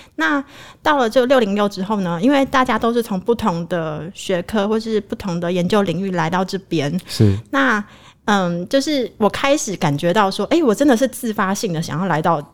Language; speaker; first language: Chinese; native; Chinese